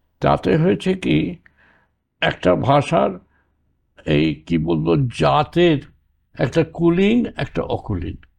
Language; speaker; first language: Bangla; native; Bangla